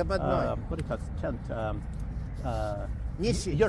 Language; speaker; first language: Russian; native; Russian